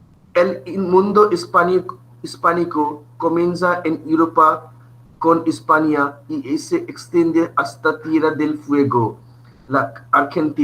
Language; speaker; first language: Spanish; non-native, fluent; Bangla